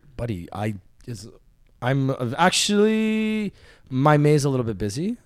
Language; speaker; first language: English; native; English